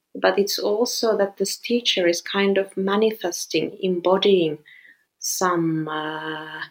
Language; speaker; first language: English; non-native, fluent; Finnish